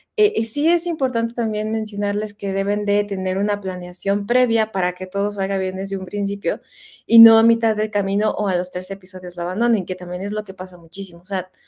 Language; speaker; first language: Spanish; native; Spanish